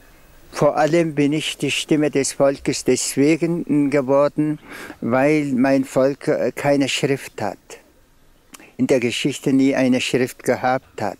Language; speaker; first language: German; non-native, fluent; Tuvinian